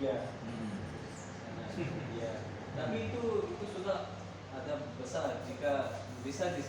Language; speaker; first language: Indonesian; non-native, learner; Urdu